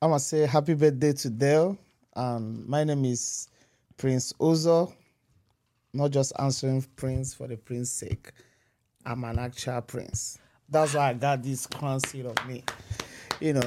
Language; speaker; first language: English; non-native, local second language; Igbo